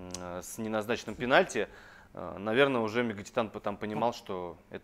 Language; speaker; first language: Russian; native; Russian